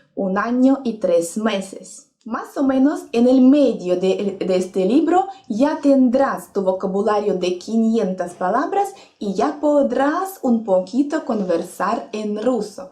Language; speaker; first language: Spanish; non-native, fluent; Russian